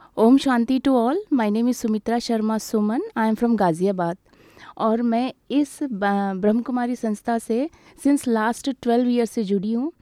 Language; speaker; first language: Hindi; native; Hindi